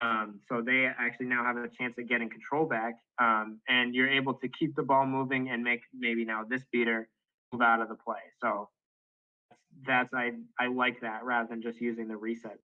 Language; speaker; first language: English; native; English